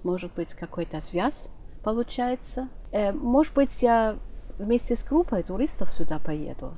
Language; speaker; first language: Russian; non-native, fluent; German